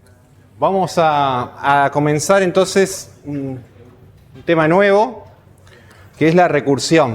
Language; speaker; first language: Spanish; native; Spanish